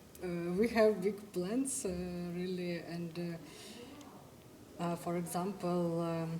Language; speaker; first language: English; non-native, fluent; Ukrainian